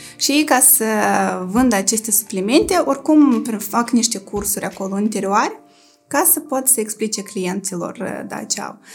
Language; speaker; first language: Romanian; native; Romanian